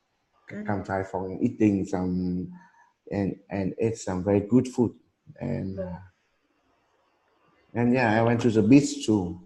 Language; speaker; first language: English; non-native, learner; Vietnamese